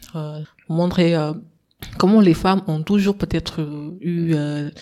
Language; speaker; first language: French; non-native, local second language; Wolof